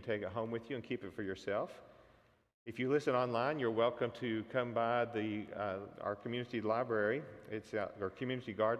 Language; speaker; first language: English; native; English